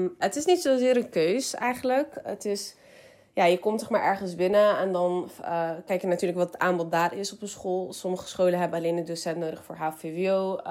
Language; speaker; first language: Dutch; early bilingual, other home language; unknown